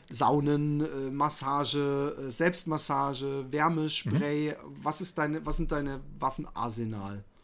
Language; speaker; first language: German; native; German